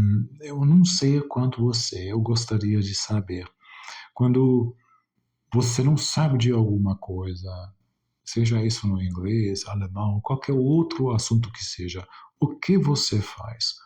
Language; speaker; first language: Portuguese; non-native, fluent; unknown